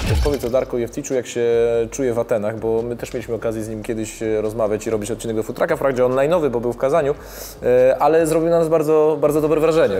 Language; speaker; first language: Polish; native; Polish